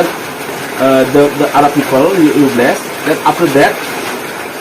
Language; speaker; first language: English; non-native, learner; Indonesian